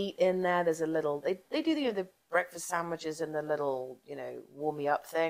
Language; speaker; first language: English; native; English